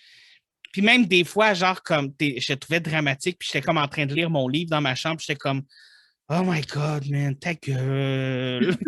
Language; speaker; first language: French; native; French